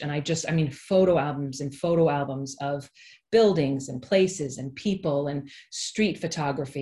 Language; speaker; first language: English; native; English